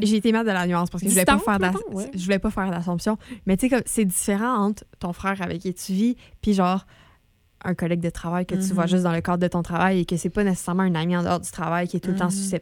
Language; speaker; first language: French; native; French